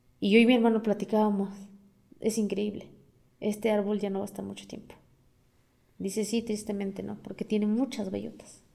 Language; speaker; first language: Spanish; non-native, local second language; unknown